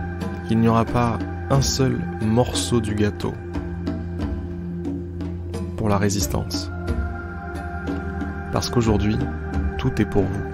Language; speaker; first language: French; native; French